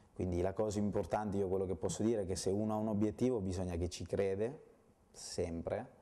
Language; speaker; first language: Italian; native; Italian